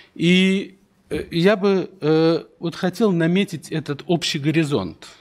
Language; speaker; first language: Russian; native; Russian